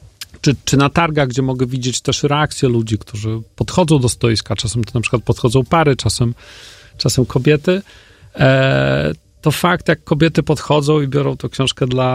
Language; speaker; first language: Polish; native; Polish